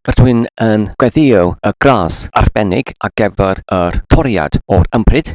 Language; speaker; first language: Welsh; non-native, learner; English